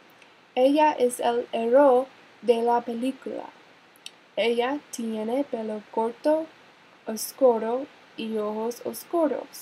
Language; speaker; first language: Spanish; non-native, learner; English